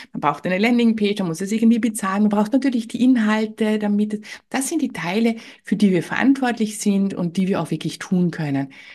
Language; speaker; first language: German; native; German